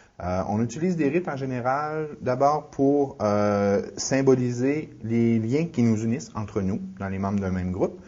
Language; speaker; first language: French; native; French